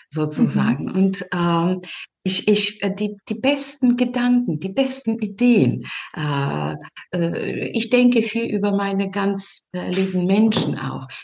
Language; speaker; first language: German; non-native, fluent; Serbian